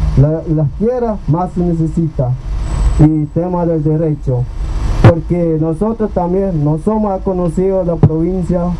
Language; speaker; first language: Spanish; non-native, local second language; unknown